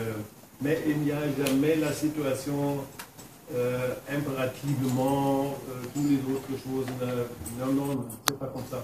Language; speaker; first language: French; non-native, fluent; German